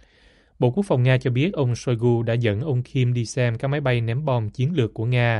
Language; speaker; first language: Vietnamese; native; Vietnamese